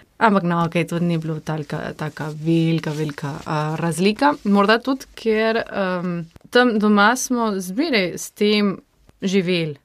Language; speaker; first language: Slovenian; early bilingual, heritage; Slovenian